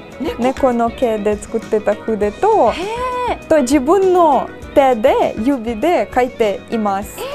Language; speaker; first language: Japanese; non-native, learner; Ukrainian